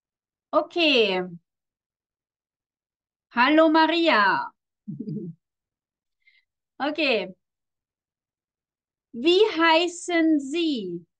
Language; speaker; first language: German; non-native, fluent; Spanish